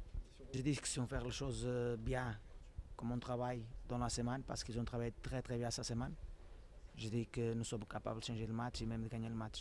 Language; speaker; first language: French; non-native, learner; Portuguese